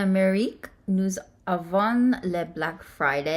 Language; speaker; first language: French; non-native, learner; English